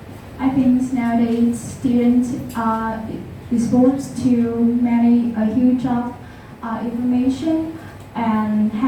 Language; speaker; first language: English; non-native, learner; Vietnamese